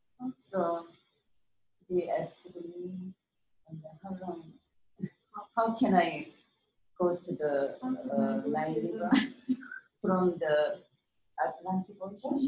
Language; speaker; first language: English; non-native, learner; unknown